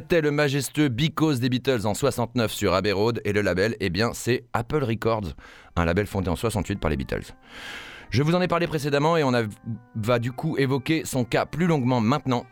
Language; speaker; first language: French; native; French